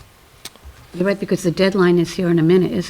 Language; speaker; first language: English; native; English